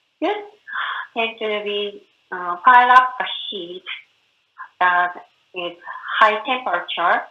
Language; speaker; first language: English; non-native, learner; Japanese